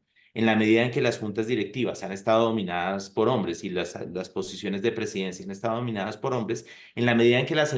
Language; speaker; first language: Spanish; native; Spanish